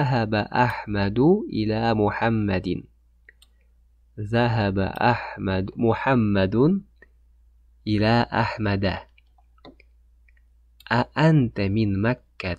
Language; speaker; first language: Arabic; non-native, fluent; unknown